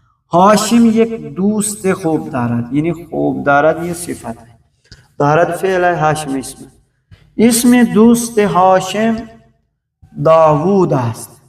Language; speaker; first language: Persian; non-native, fluent; Urdu